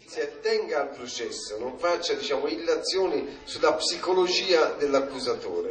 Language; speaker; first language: Italian; native; Italian